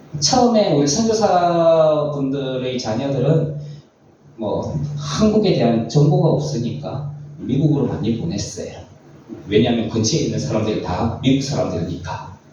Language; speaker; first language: Korean; native; Korean